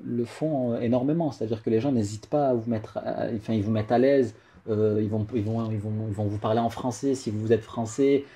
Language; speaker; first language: French; native; French